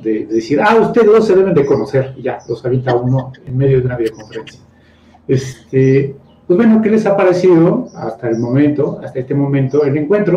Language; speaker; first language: Spanish; native; Spanish